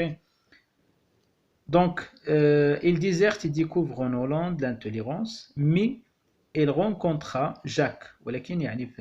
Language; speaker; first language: French; non-native, local second language; Arabic